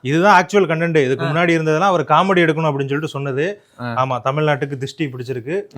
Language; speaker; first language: Tamil; native; Tamil